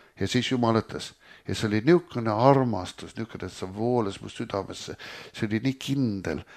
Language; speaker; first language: Estonian; early bilingual, heritage; Estonian